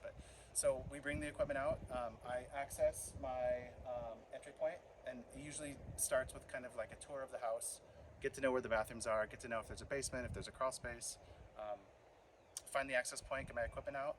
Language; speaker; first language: English; native; English